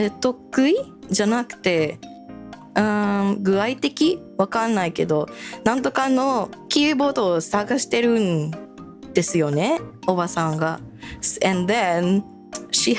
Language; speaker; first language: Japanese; non-native, learner; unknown